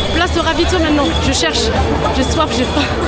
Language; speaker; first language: French; native; French